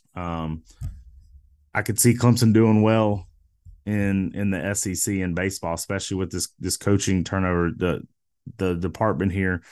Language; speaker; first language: English; native; English